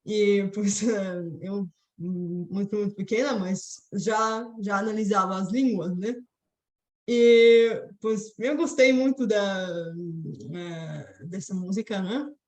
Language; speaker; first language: Portuguese; non-native, fluent; Bulgarian